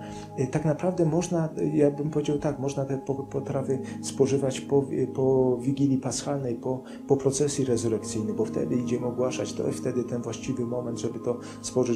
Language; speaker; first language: Polish; native; Polish